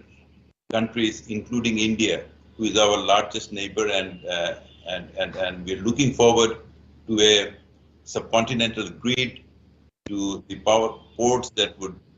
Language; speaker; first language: English; non-native, fluent; Bangla